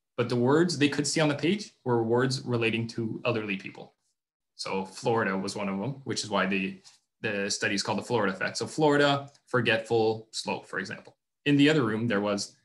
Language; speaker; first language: English; non-native, fluent; French